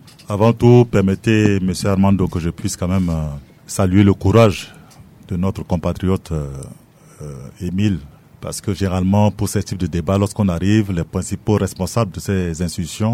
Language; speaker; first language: French; non-native, local second language; Sango